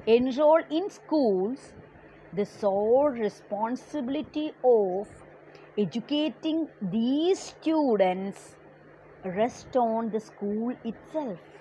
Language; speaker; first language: English; non-native, local second language; Malayalam